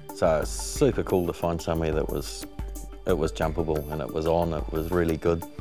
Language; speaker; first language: English; native; English